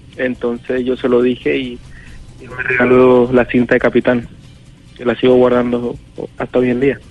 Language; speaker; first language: Spanish; native; Spanish